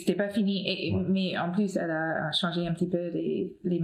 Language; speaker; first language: French; non-native, learner; English